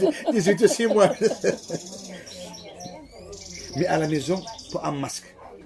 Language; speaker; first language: French; non-native, local second language; Arabic